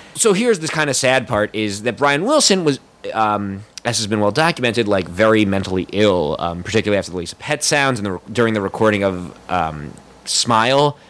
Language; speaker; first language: English; native; English